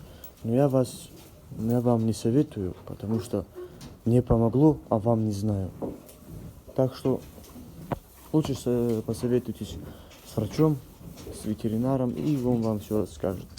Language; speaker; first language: Russian; non-native, local second language; Ossetic